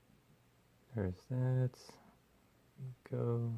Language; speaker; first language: English; native; English